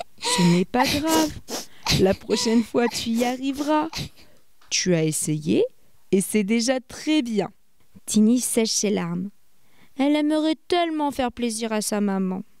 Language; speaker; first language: French; native; French